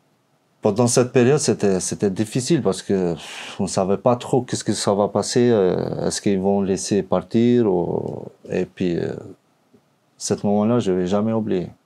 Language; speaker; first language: French; non-native, learner; Albanian